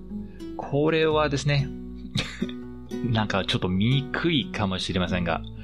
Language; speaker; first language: Japanese; non-native, fluent; English